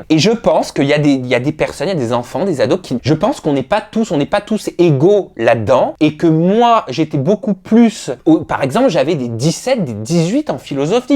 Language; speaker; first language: French; native; French